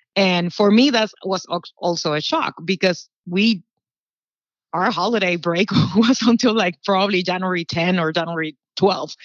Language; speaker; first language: English; early bilingual, other home language; Spanish